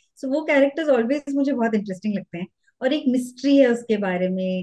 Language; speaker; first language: Hindi; native; Hindi